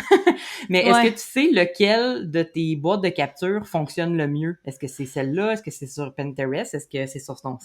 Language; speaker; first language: French; native; French